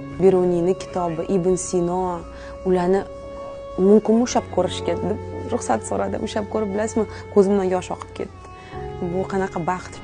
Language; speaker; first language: Uzbek; native; Uzbek